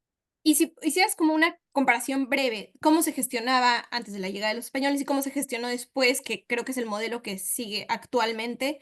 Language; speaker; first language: Spanish; native; Spanish